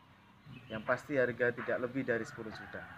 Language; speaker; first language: Indonesian; native; Indonesian